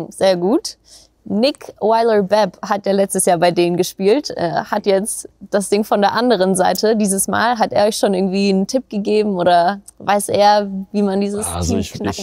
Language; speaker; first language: German; native; German